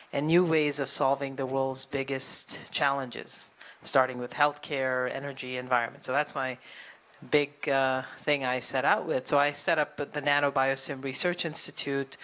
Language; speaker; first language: English; native; English